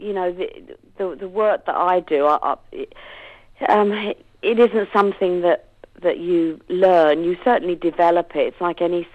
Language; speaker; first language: English; native; English